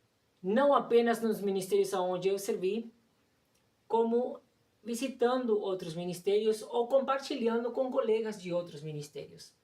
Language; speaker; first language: Portuguese; non-native, fluent; Spanish